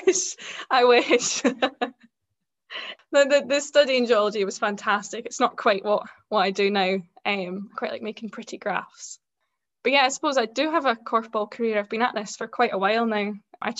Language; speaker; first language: English; native; English